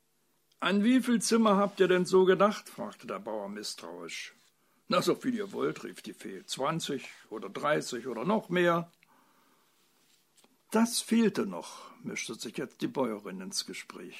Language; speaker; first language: German; native; German